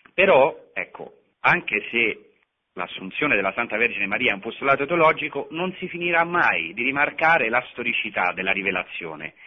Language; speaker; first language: Italian; native; Italian